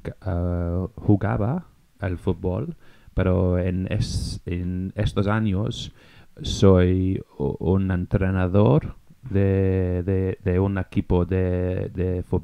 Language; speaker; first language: Spanish; non-native, fluent; English